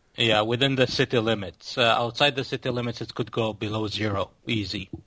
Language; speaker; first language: English; non-native, fluent; Arabic